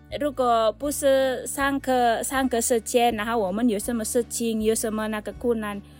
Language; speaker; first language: Chinese; non-native, learner; Indonesian